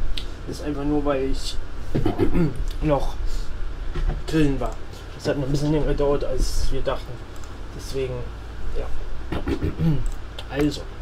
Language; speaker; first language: German; native; German